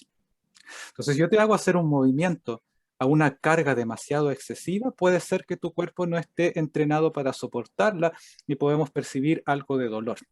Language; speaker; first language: Spanish; native; Spanish